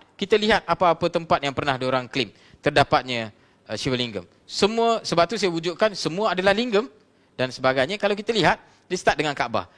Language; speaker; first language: Malay; non-native, local second language; Tamil